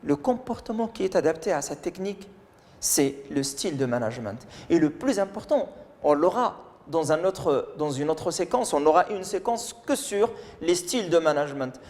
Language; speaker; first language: French; non-native, local second language; Arabic